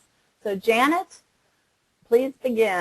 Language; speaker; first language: English; native; English